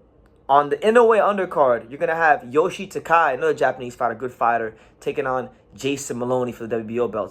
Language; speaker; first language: English; native; English